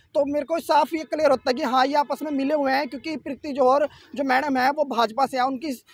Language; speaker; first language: Hindi; native; Hindi